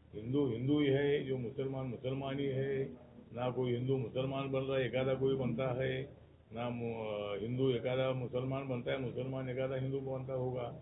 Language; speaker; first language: Hindi; non-native, local second language; Marathi